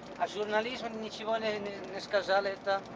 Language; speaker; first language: Russian; non-native, learner; Italian